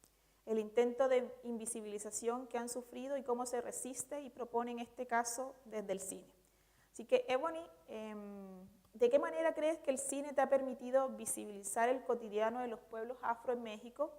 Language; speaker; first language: Spanish; native; Spanish